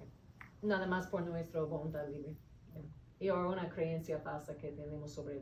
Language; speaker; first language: Spanish; non-native, fluent; English